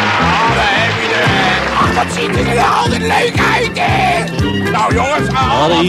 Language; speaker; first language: Dutch; native; Dutch